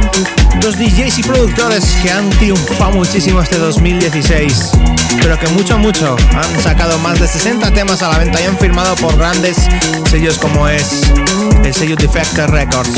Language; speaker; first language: Spanish; native; Spanish